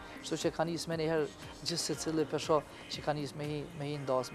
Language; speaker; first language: Albanian; native; Albanian